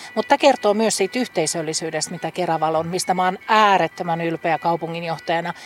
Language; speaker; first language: Finnish; native; Finnish